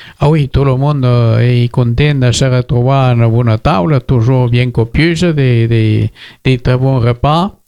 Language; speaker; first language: French; native; French